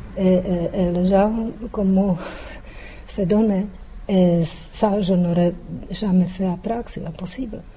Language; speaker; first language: French; non-native, fluent; Czech